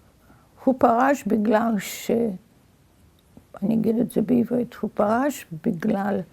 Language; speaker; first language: Hebrew; early bilingual, other home language; Yiddish